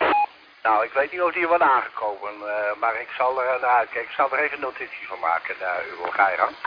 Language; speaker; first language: Dutch; native; Dutch